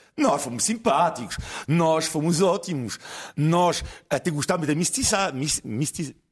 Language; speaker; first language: Portuguese; non-native, fluent; French